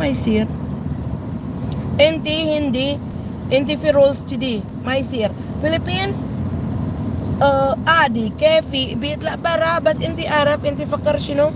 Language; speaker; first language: Arabic; non-native, learner; Hiligaynon